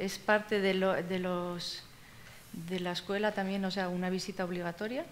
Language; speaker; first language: Spanish; native; Spanish